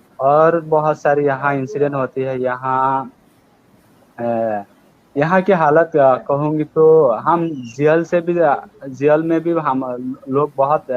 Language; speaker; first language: Hindi; non-native, learner; Rohingya